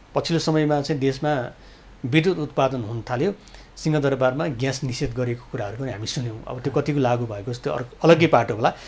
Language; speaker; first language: Nepali; native; Nepali